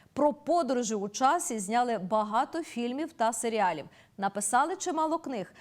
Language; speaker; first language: Ukrainian; native; Ukrainian